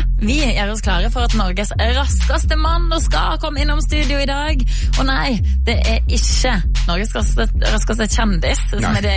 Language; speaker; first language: Norwegian; native; Norwegian